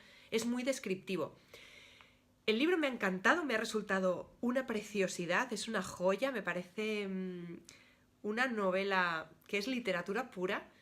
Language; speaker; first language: Spanish; native; Spanish